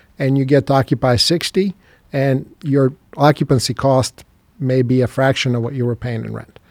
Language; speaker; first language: English; non-native, fluent; Serbian